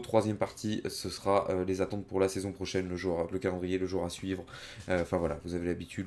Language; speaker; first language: French; native; French